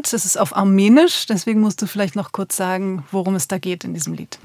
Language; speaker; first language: German; native; German